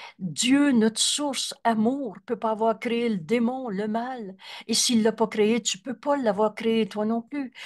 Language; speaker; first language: French; native; French